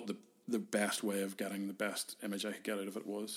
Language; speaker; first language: English; native; English